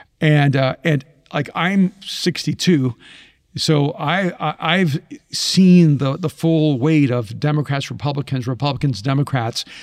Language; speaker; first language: English; early bilingual, other home language; Spanish